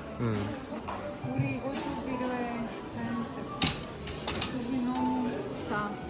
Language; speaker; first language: Korean; non-native, learner; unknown